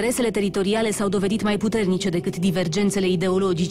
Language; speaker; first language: Romanian; native; Romanian